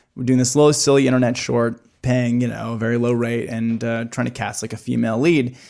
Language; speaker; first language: English; native; English